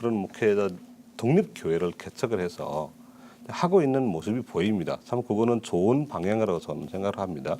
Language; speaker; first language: Korean; non-native, fluent; Nepali